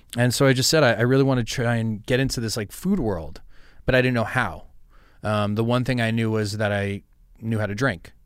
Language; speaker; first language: English; native; English